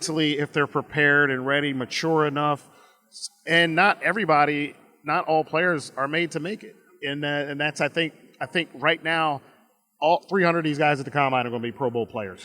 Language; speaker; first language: English; native; English